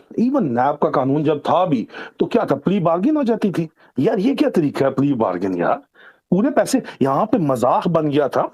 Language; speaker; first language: Urdu; non-native, local second language; Punjabi